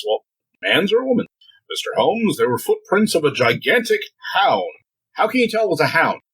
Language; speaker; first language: English; native; English